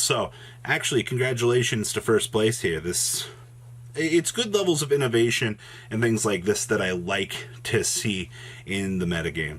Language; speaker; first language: English; native; English